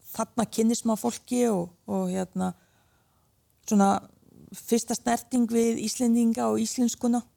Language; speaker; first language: Icelandic; early bilingual, other home language; Bosnian